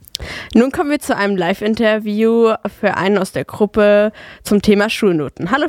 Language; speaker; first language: German; native; German